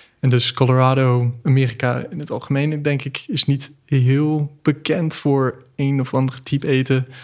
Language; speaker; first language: Dutch; non-native, fluent; English